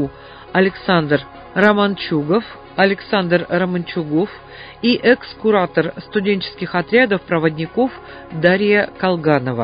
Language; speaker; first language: Russian; native; Russian